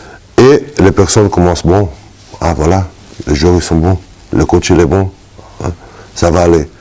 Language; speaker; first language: French; non-native, fluent; Portuguese